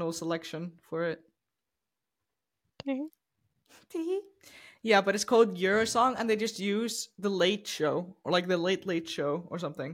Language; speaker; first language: English; non-native, fluent; Icelandic